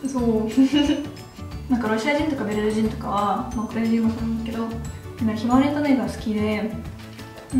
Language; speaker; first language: Japanese; non-native, fluent; Russian